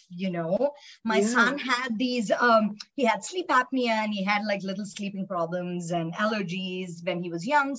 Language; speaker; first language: English; non-native, local second language; Telugu